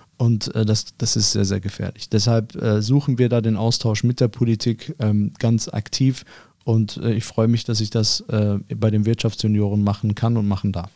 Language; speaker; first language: German; early bilingual, other home language; Arabic